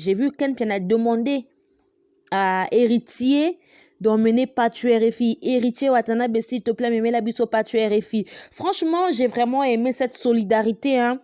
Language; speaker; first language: French; non-native, local second language; Lingala